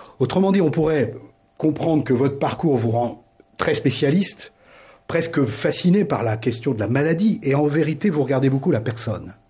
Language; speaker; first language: French; native; French